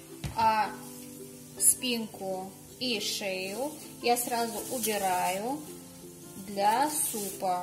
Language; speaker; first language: Russian; non-native, fluent; Armenian